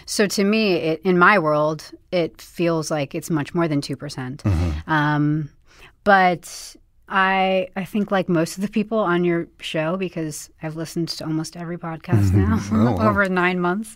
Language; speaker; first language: English; native; English